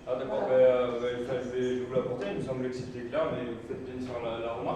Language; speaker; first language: French; native; French